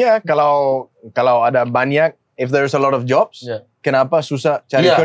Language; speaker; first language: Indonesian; non-native, learner; Danish